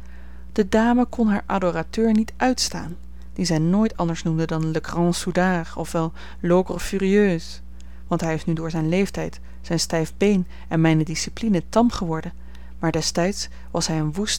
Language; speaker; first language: Dutch; native; Dutch